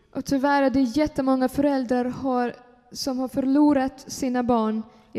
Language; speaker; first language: Swedish; non-native, fluent; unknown